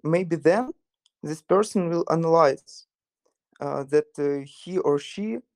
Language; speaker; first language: English; non-native, fluent; Ukrainian